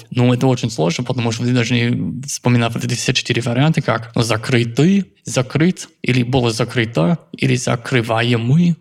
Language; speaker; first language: Russian; non-native, fluent; English